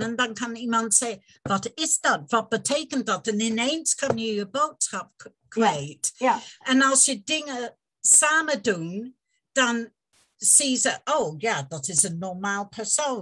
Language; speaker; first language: Dutch; non-native, fluent; English